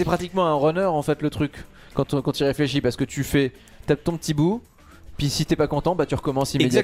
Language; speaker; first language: French; native; French